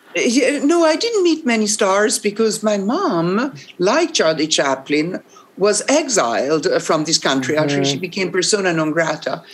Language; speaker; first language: English; non-native, fluent; Italian